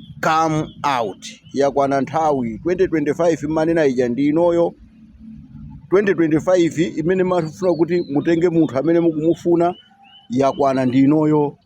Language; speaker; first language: Nyanja; native; Nyanja